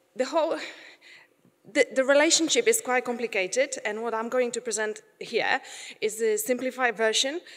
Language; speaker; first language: English; non-native, fluent; Polish